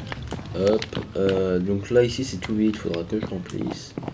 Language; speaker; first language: French; native; French